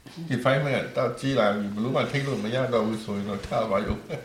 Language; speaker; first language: English; non-native, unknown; Burmese